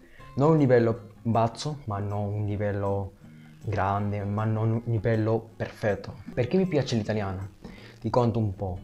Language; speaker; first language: Italian; non-native, learner; Spanish